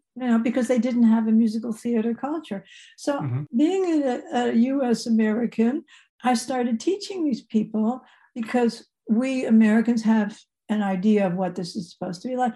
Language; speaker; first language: English; native; English